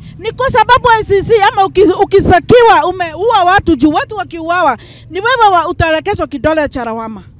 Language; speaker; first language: Swahili; non-native, local second language; Kikuyu